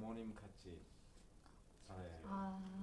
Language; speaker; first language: Korean; non-native, learner; Uzbek